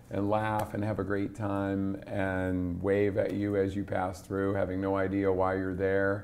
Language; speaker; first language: English; native; English